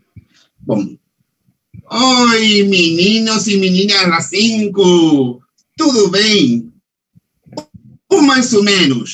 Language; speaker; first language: Portuguese; non-native, fluent; Spanish